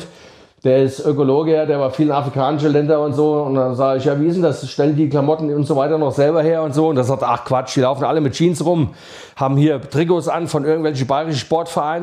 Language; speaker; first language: German; native; German